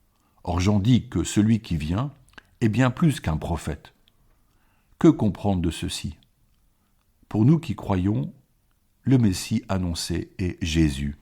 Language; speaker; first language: French; native; French